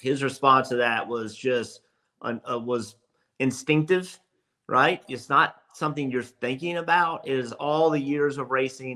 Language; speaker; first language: English; native; English